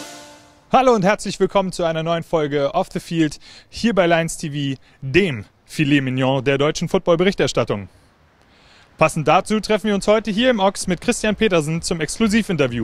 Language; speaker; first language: German; native; German